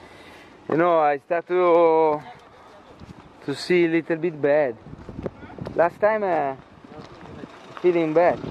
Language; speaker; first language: English; non-native, learner; Italian